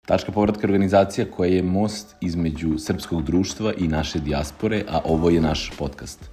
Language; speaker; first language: Serbian; native; Serbian